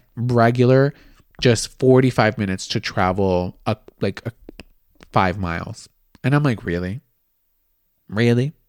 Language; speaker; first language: English; early bilingual, other home language; Spanish